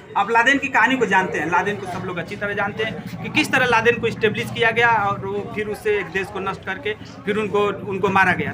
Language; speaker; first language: Hindi; native; Hindi